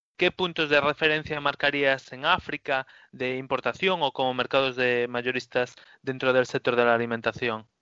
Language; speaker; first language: Spanish; native; Spanish